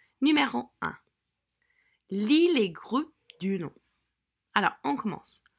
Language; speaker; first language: French; non-native, fluent; English